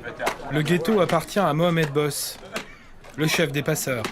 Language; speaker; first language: French; native; French